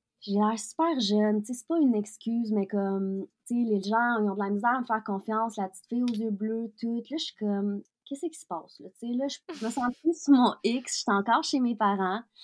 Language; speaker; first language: French; early bilingual, other home language; Russian